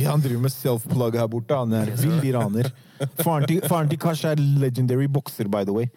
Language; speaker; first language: Norwegian; early bilingual, other home language; Arabic